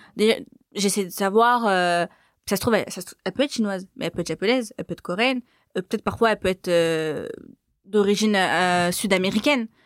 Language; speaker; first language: French; native; French